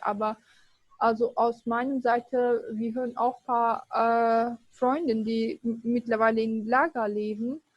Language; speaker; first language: German; non-native, fluent; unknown